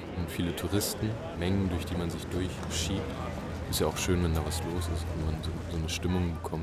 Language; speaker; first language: German; native; German